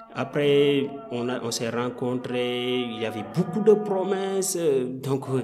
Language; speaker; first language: French; non-native, local second language; Wolof